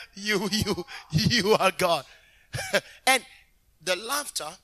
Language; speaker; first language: English; non-native, local second language; Akan